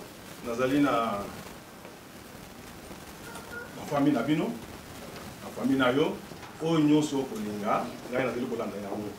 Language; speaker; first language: Lingala; native; Lingala